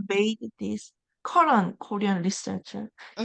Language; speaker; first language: English; non-native, learner; Korean